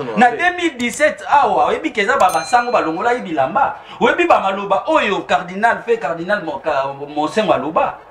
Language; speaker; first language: Lingala; native; Lingala